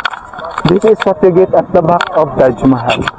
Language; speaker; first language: English; non-native, fluent; Filipino